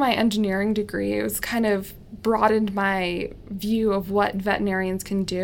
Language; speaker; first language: English; native; English